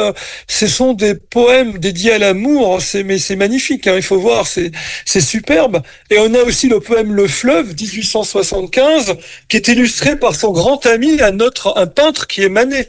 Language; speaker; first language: French; native; French